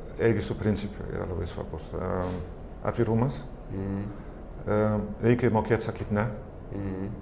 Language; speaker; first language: Lithuanian; non-native, fluent; German